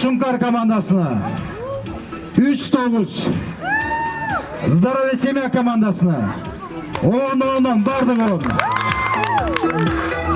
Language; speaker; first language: Kyrgyz; native; Kyrgyz